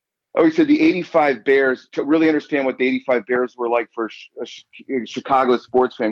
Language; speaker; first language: English; native; English